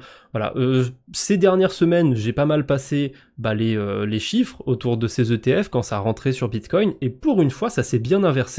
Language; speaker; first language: French; native; French